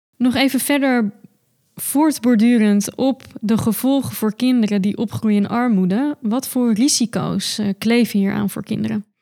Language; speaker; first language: Dutch; native; Dutch